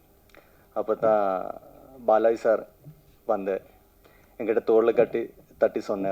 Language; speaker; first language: Tamil; non-native, learner; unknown